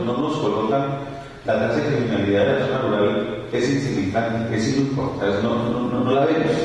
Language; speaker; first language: Spanish; native; Spanish